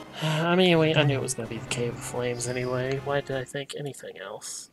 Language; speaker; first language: English; native; English